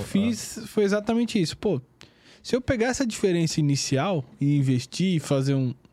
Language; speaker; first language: Portuguese; native; Portuguese